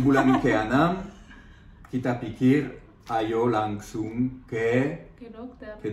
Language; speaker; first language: Indonesian; non-native, fluent; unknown